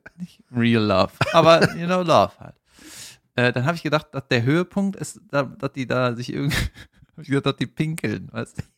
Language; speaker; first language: German; native; German